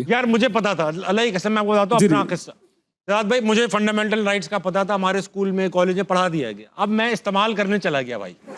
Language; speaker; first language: Urdu; native; Urdu